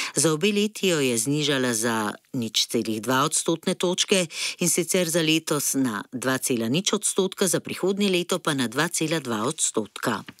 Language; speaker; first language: Slovenian; native; Slovenian